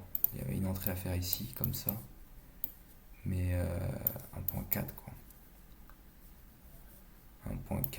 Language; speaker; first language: French; native; French